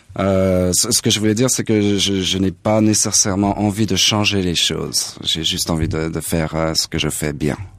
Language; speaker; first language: French; native; French